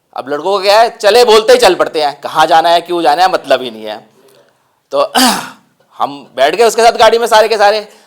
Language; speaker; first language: Hindi; non-native, local second language; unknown